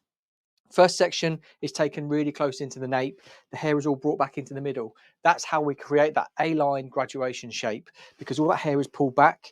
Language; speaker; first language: English; native; English